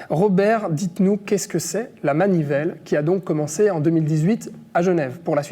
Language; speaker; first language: French; native; French